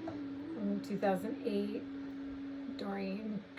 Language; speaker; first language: English; native; English